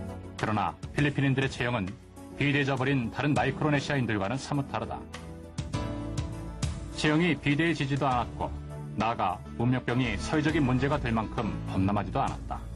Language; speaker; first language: Korean; native; Korean